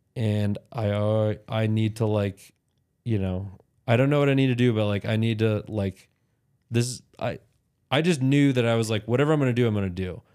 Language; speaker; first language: English; native; English